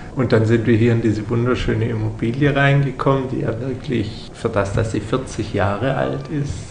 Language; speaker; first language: German; native; German